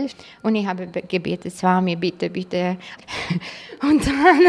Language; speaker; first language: German; non-native, fluent; Croatian